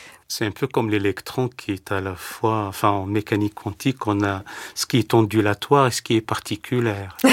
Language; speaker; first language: French; native; French